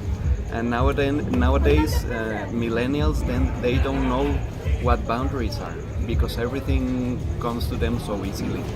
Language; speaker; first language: English; non-native, fluent; Spanish